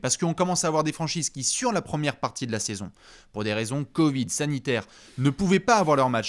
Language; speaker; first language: French; native; French